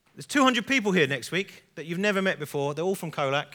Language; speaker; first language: English; native; English